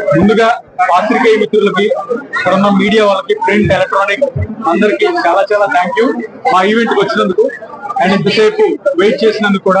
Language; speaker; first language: Telugu; native; Telugu